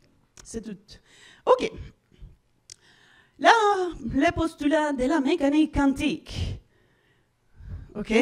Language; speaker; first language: French; non-native, learner; Spanish